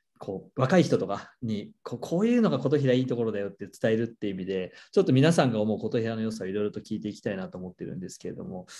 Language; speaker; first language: Japanese; native; Japanese